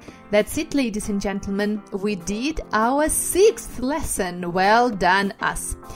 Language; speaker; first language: English; non-native, fluent; Russian